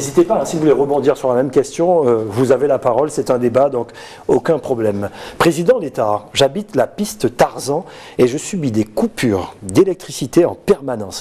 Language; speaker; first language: French; native; French